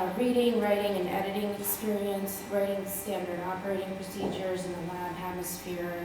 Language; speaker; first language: English; native; English